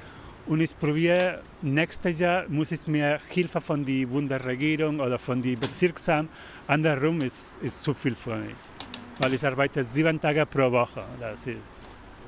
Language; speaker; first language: German; non-native, learner; Spanish